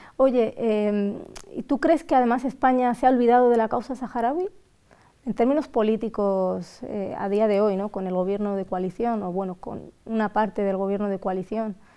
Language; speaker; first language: Spanish; native; Spanish